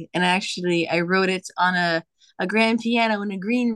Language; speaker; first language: English; native; English